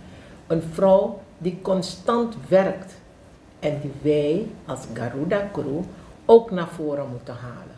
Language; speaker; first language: Dutch; non-native, local second language; Javanese